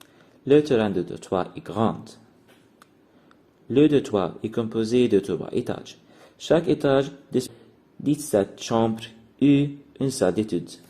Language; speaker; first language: French; non-native, learner; Arabic